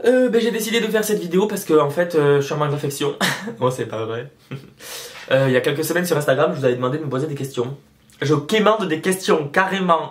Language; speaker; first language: French; native; French